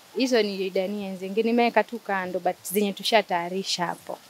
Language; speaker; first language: Swahili; native; Swahili